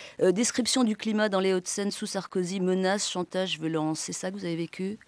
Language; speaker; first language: French; native; French